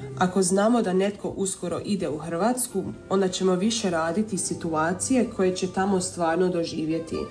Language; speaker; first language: Serbian; early bilingual, heritage; Croatian